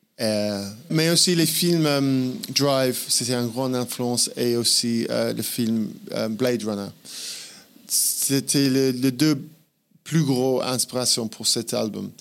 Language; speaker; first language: French; non-native, fluent; English